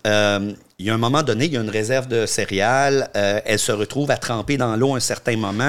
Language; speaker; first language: French; native; French